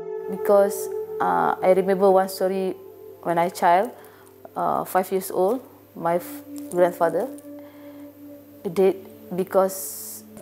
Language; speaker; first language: English; non-native, local second language; Malay